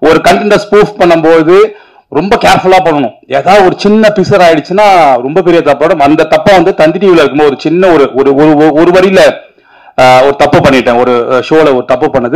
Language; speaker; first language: Tamil; native; Tamil